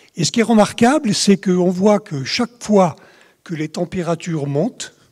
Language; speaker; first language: French; native; French